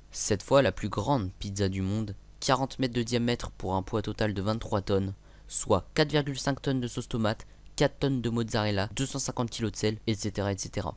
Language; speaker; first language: French; native; French